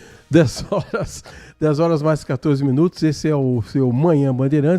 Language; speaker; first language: Portuguese; native; Portuguese